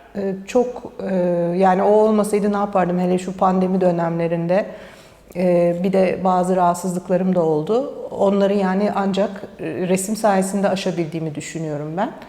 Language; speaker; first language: Turkish; early bilingual, heritage; Turkish